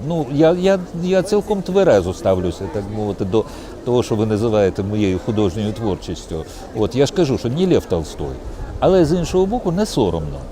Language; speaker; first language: Ukrainian; non-native, local second language; Russian